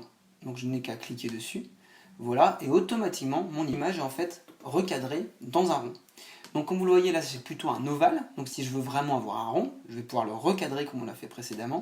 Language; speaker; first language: French; native; French